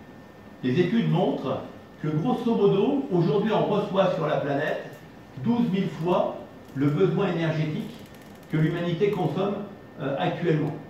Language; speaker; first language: French; native; French